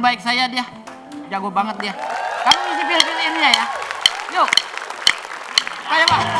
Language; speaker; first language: Indonesian; native; Indonesian